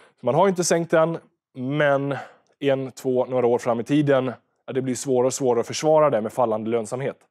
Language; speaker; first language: Swedish; native; Swedish